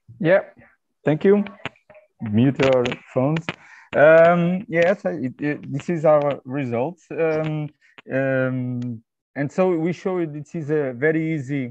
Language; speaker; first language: English; non-native, fluent; Portuguese